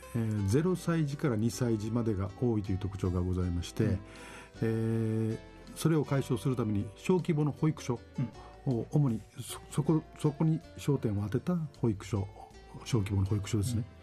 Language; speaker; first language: Japanese; native; Japanese